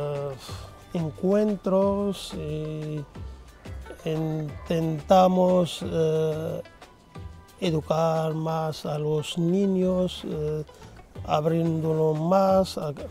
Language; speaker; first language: Spanish; non-native, fluent; Arabic